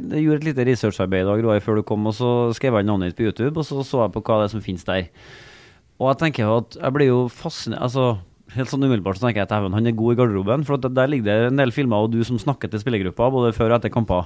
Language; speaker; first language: Norwegian; native; Norwegian